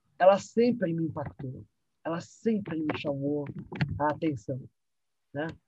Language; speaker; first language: Portuguese; early bilingual, other home language; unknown